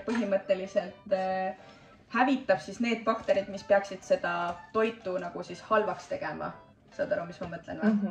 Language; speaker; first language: Estonian; native; Estonian